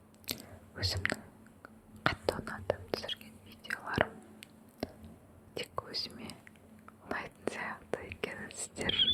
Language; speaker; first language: Kazakh; non-native, local second language; Russian